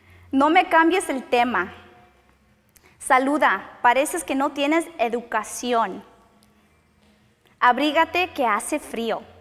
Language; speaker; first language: Spanish; early bilingual, other home language; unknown